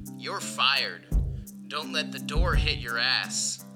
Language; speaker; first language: English; native; English